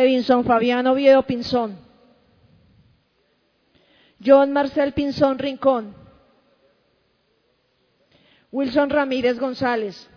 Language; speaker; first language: Spanish; native; Spanish